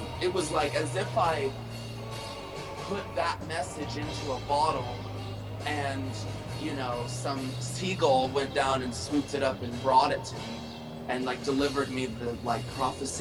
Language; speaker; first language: English; native; English